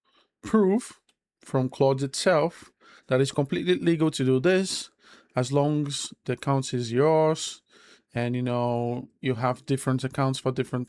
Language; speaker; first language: English; non-native, fluent; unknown